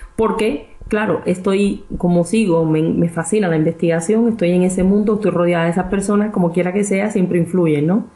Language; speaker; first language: Spanish; native; Spanish